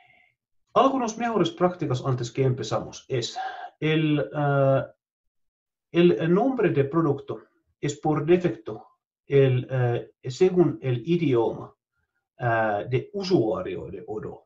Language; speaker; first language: Spanish; non-native, fluent; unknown